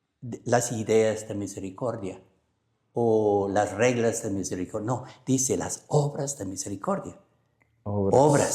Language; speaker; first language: Spanish; non-native, fluent; English